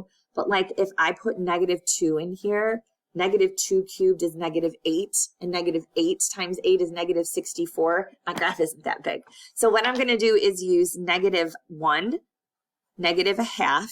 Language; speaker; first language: English; native; English